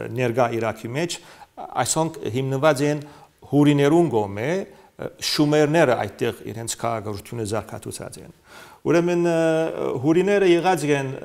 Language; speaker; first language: Armenian; early bilingual, heritage; Armenian